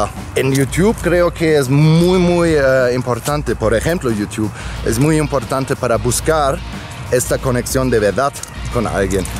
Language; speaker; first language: Spanish; non-native, fluent; German